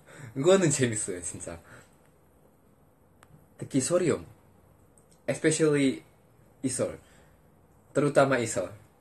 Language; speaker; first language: Korean; non-native, fluent; Indonesian